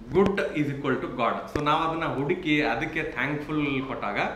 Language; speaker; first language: Kannada; native; Kannada